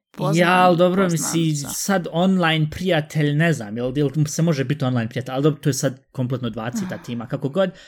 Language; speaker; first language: Bosnian; early bilingual, heritage; Bosnian